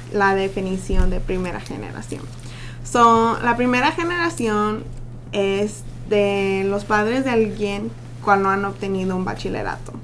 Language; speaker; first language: Spanish; early bilingual, heritage; Spanish